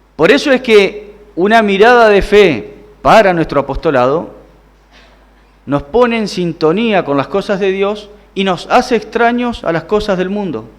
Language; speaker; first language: Spanish; native; Spanish